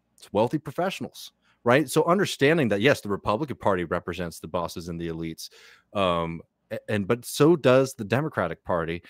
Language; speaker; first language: English; native; English